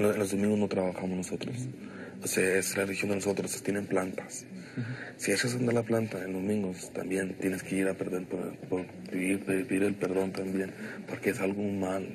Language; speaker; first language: Spanish; non-native, local second language; Plautdietsch